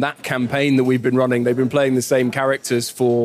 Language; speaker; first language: English; native; English